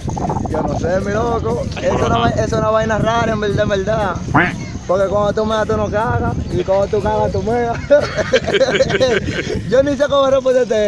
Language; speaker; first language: Spanish; native; Spanish